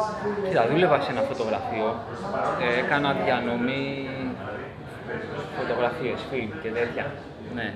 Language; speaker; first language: Greek; early bilingual, other home language; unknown